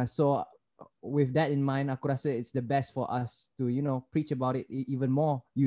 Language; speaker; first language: English; non-native, local second language; Malay